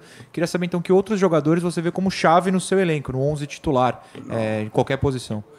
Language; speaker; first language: Portuguese; native; Portuguese